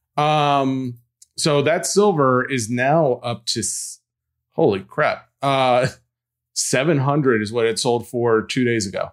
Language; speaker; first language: English; native; English